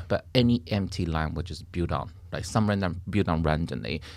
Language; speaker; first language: English; non-native, fluent; Chinese